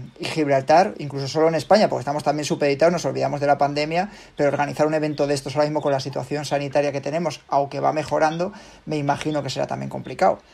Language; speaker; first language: Spanish; native; Spanish